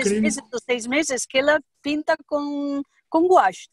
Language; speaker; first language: Portuguese; non-native, learner; Spanish